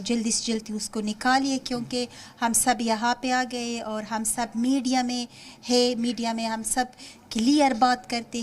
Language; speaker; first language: Hindi; non-native, fluent; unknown